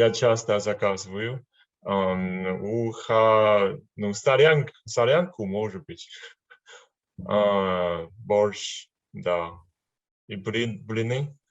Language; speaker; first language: Russian; non-native, learner; Chinese